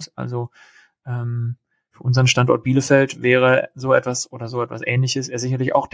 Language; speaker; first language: German; native; German